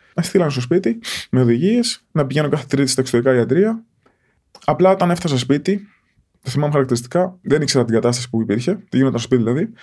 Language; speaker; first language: Greek; native; Greek